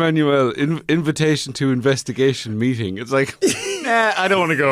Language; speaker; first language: English; native; English